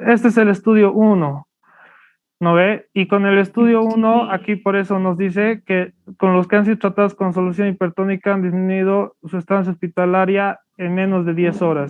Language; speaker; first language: Spanish; native; Spanish